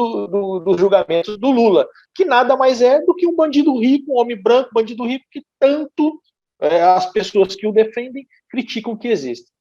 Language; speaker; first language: Portuguese; native; Portuguese